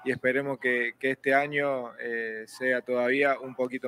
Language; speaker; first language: Portuguese; non-native, learner; Spanish